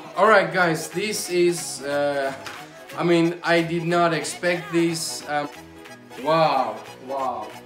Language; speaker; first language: English; non-native, fluent; Armenian